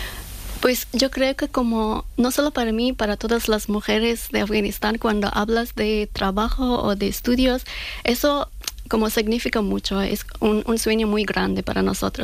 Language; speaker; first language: Spanish; non-native, fluent; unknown